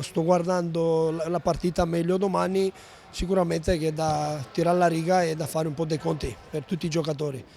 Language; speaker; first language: Italian; non-native, fluent; Romanian